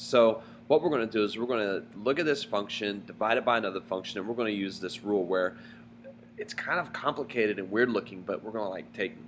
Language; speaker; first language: English; native; English